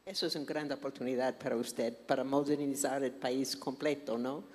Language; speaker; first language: Spanish; non-native, fluent; English